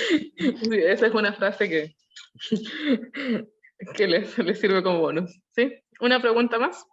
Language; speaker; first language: Spanish; non-native, learner; Korean